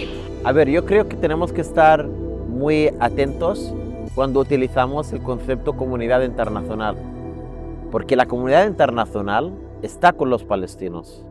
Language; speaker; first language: Spanish; non-native, fluent; Arabic